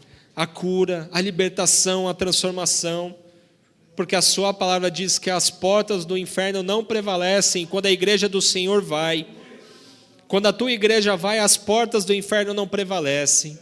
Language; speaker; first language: Portuguese; native; Portuguese